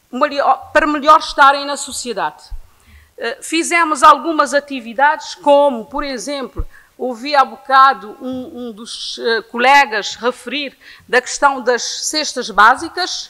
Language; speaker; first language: Portuguese; non-native, local second language; Kabuverdianu